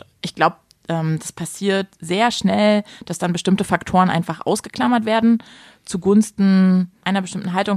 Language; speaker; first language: German; native; German